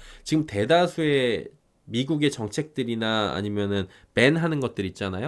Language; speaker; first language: Korean; native; Korean